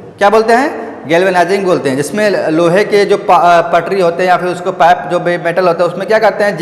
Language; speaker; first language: Hindi; native; Hindi